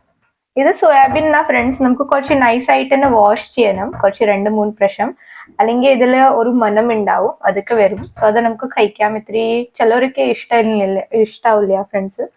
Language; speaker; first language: Malayalam; non-native, fluent; Hindi